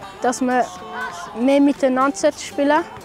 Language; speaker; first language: German; native; German